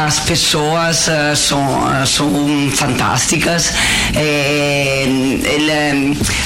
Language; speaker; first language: Portuguese; non-native, learner; Italian